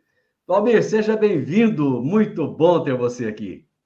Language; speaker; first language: Portuguese; native; Portuguese